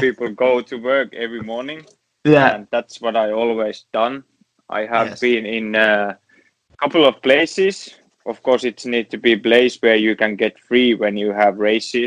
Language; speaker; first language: English; non-native, learner; Finnish